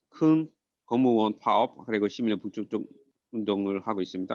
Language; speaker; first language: Korean; non-native, fluent; Burmese